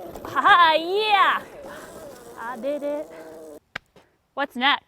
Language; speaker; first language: English; native; English